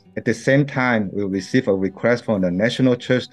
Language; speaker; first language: English; non-native, local second language; Min Nan Chinese